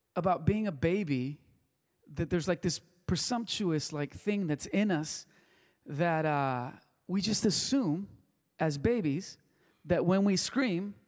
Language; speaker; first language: English; early bilingual, other home language; Spanish